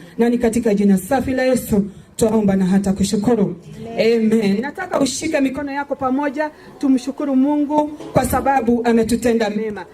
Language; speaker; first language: Swahili; non-native, local second language; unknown